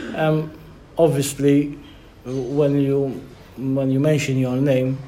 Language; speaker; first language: English; non-native, local second language; Maltese